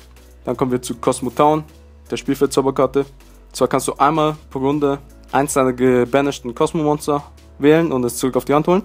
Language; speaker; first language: German; native; German